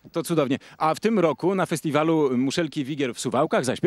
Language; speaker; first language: Polish; native; Polish